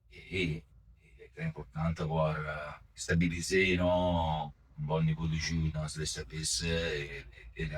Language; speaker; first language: French; non-native, learner; Italian